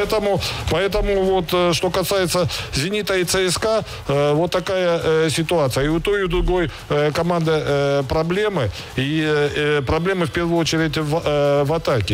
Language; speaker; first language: Russian; native; Russian